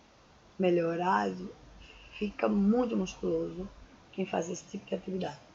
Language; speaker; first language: Portuguese; native; Portuguese